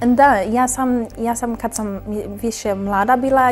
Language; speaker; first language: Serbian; early bilingual, heritage; German